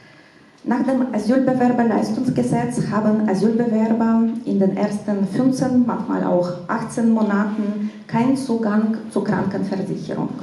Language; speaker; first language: German; non-native, fluent; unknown